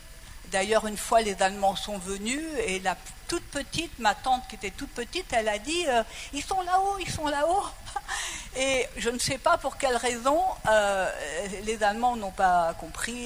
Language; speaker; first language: French; native; French